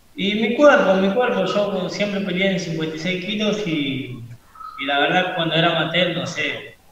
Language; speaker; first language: Spanish; native; Spanish